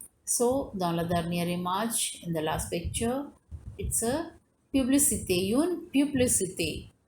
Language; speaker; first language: French; non-native, learner; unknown